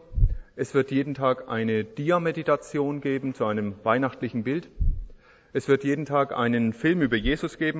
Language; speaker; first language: German; native; German